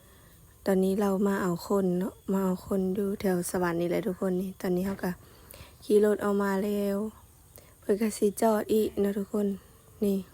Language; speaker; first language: Thai; non-native, local second language; Northeastern Thai